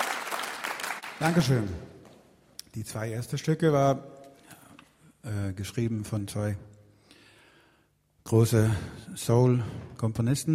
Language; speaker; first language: German; non-native, fluent; Swedish